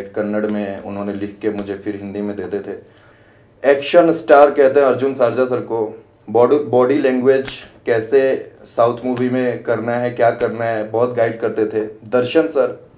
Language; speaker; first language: Hindi; native; Hindi